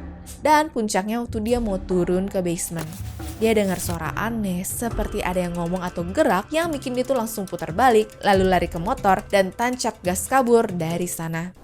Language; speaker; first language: Indonesian; native; Indonesian